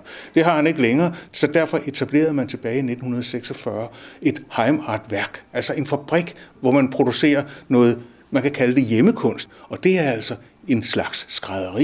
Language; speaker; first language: Danish; native; Danish